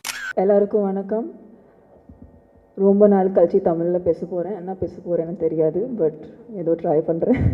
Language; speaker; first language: Tamil; non-native, fluent; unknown